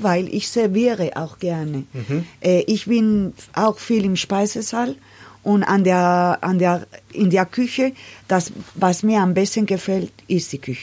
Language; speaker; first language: German; non-native, learner; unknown